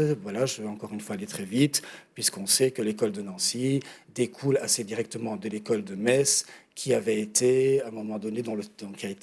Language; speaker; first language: French; native; French